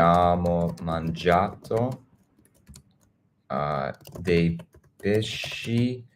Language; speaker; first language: Italian; non-native, learner; English